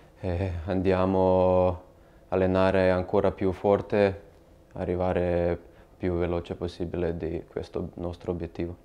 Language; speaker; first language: Italian; non-native, fluent; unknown